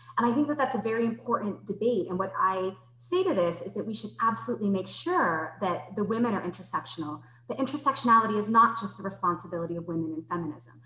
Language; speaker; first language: English; native; English